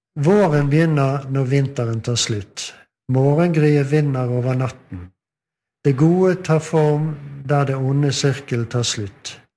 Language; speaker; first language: Norwegian; native; Norwegian